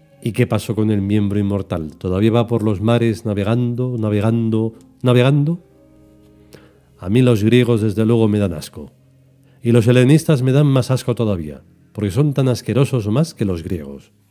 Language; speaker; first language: Spanish; native; Spanish